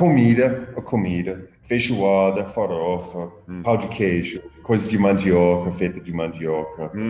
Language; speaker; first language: Portuguese; non-native, fluent; English